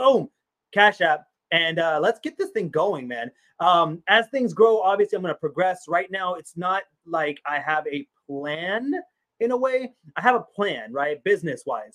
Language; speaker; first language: English; native; English